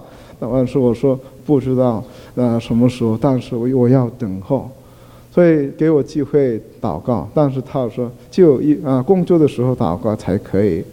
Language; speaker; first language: Chinese; non-native, fluent; Korean